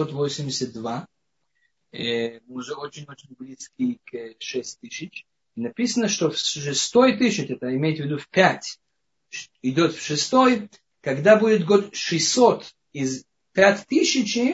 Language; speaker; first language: Russian; non-native, fluent; Hebrew